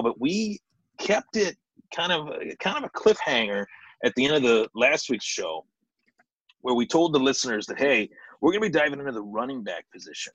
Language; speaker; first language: English; native; English